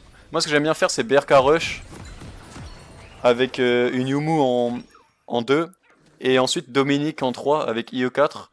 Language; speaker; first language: French; native; French